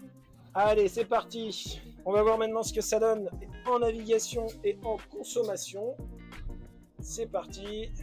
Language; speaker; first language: French; native; French